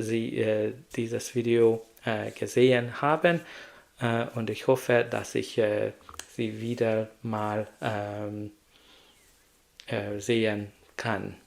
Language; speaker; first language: German; non-native, learner; Hungarian